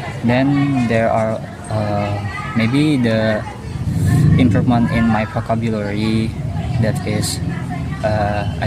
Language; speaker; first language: English; non-native, learner; Indonesian